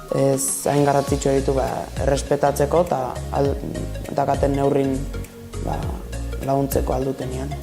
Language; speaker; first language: Basque; native; Basque